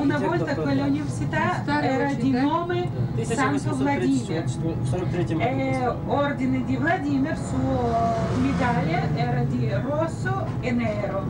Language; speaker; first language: Italian; non-native, learner; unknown